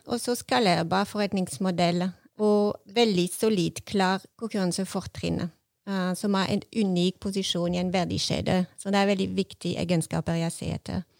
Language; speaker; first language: Norwegian; non-native, fluent; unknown